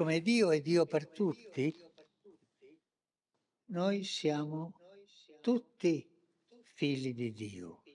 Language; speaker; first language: Italian; non-native, fluent; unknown